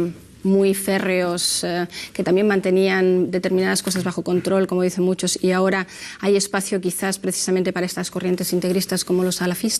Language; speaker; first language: Spanish; native; Spanish